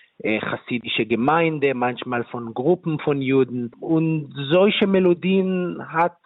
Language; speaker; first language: German; non-native, fluent; Hebrew